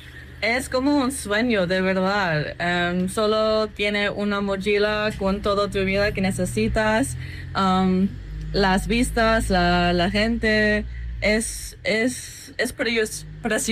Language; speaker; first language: Spanish; non-native, learner; English